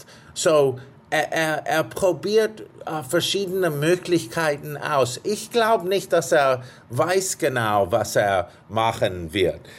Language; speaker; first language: German; non-native, fluent; English